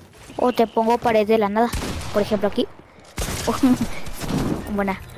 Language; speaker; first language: Spanish; native; Spanish